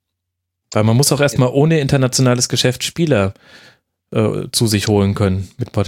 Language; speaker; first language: German; native; German